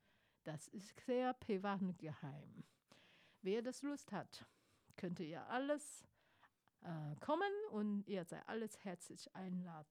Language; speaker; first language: German; non-native, fluent; Chinese